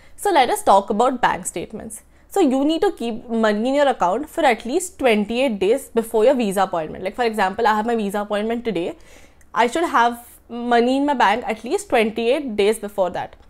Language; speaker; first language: English; non-native, local second language; Marathi